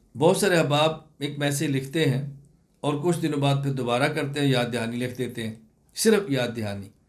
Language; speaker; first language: Urdu; non-native, local second language; Punjabi